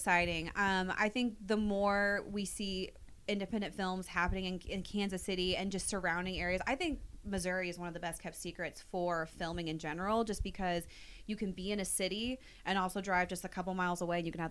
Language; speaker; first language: English; native; English